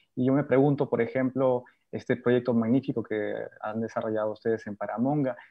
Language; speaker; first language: Spanish; native; Spanish